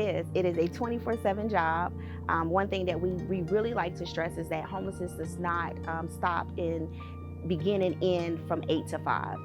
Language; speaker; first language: English; native; English